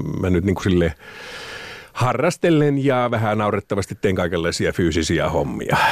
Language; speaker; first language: Finnish; native; Finnish